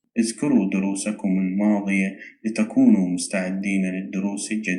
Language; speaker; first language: Arabic; non-native, fluent; Azerbaijani